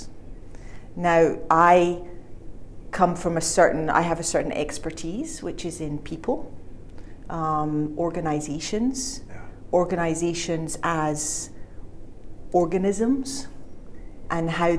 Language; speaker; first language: English; native; English